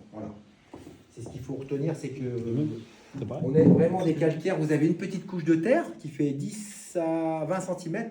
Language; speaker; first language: French; native; French